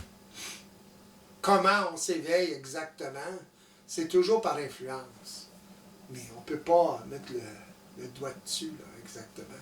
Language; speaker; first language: French; native; French